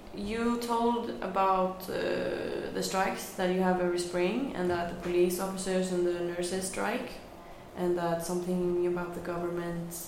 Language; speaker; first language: English; non-native, fluent; Swedish